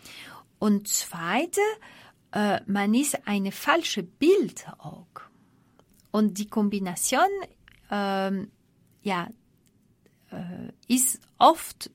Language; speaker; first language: German; non-native, fluent; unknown